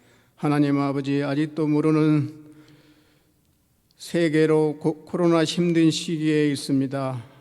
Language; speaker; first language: Korean; native; Korean